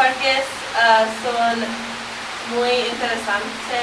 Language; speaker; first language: Spanish; non-native, learner; English